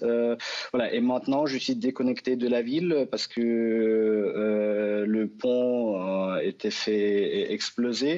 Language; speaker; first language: French; non-native, fluent; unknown